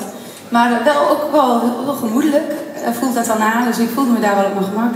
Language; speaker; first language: Dutch; native; Dutch